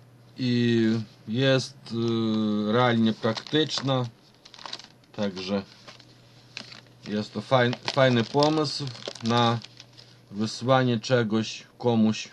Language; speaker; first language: Polish; non-native, fluent; Ukrainian